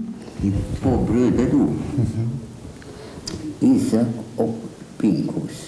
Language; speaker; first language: Swedish; non-native, fluent; Polish